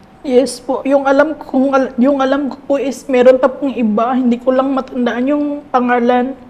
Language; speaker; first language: Filipino; non-native, local second language; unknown